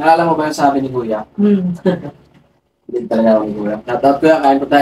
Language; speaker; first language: Filipino; non-native, local second language; Hiligaynon